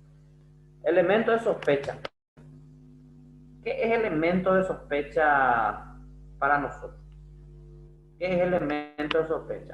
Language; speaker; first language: Spanish; non-native, fluent; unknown